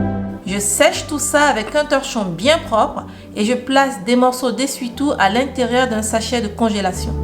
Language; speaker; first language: French; native; French